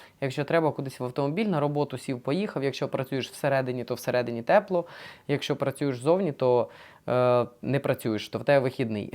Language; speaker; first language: Ukrainian; non-native, local second language; Russian